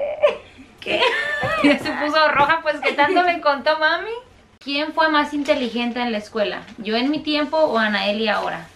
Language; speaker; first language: Spanish; native; Spanish